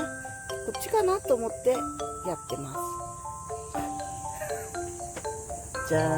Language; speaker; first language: Japanese; native; Japanese